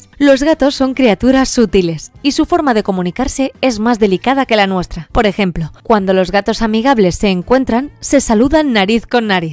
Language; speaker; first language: Spanish; native; Spanish